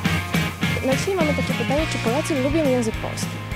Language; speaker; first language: Polish; native; Polish